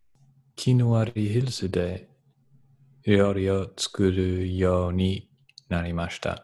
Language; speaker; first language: Japanese; non-native, learner; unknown